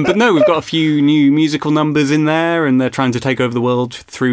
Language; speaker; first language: English; native; English